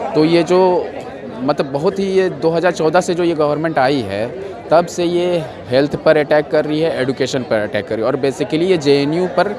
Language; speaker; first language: Hindi; native; Hindi